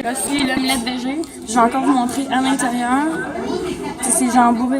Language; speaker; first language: French; native; French